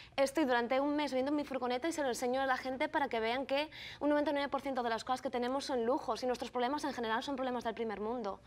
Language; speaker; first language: Spanish; native; Spanish